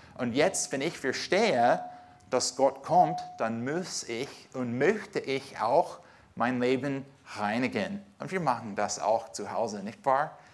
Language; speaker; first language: German; non-native, fluent; English